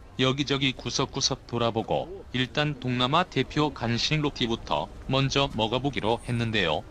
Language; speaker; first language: Korean; native; Korean